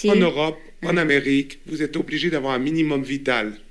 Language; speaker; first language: French; native; French